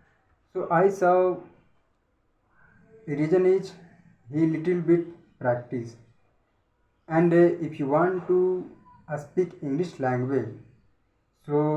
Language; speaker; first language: English; non-native, learner; Hindi